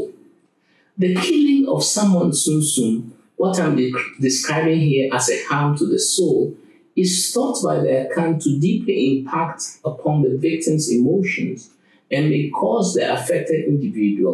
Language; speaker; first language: English; non-native, local second language; Akan